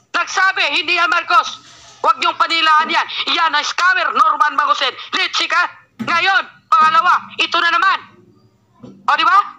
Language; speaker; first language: Filipino; non-native, local second language; Cebuano